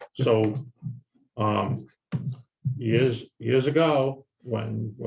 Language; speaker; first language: English; native; English